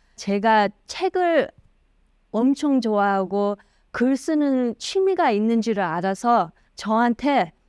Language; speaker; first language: Korean; early bilingual, heritage; Korean